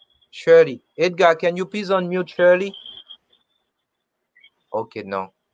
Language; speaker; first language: English; non-native, fluent; Haitian Creole